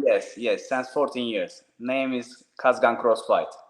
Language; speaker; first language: English; non-native, learner; Turkish